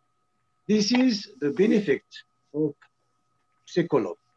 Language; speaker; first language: English; non-native, learner; French